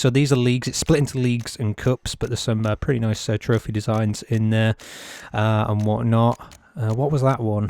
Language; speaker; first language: English; native; English